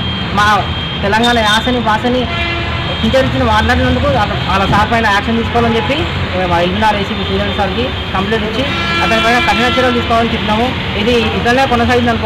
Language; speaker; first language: Telugu; native; Telugu